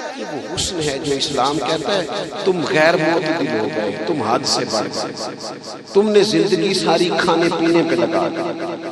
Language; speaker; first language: Urdu; non-native, local second language; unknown